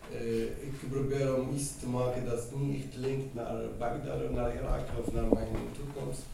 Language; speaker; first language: Dutch; non-native, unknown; Arabic